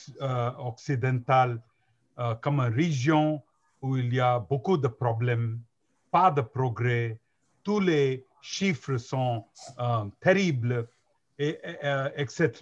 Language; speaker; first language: French; non-native, learner; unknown